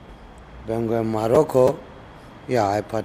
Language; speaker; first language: Spanish; non-native, learner; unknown